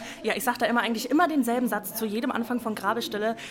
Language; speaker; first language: German; native; German